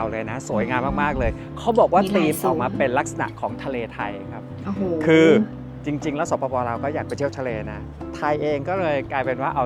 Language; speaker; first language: Thai; native; Thai